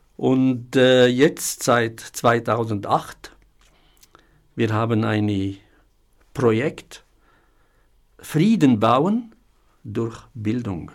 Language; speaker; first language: German; non-native, fluent; Arabic